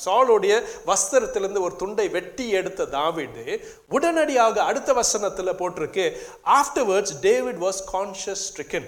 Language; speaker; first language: English; non-native, local second language; Tamil